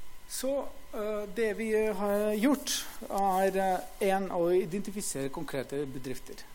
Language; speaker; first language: Norwegian; non-native, fluent; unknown